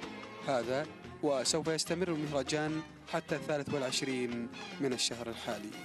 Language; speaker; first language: Arabic; native; Arabic